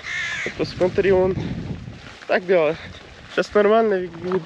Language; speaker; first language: Russian; non-native, local second language; Kyrgyz